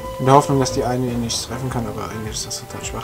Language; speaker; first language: German; native; German